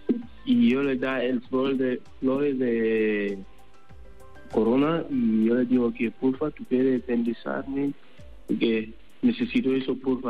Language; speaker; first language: Spanish; non-native, learner; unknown